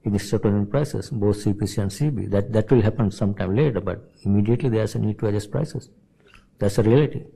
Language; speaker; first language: English; non-native, local second language; Sinhala